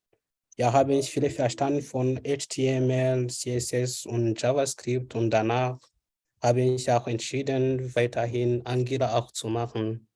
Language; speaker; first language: German; non-native, fluent; French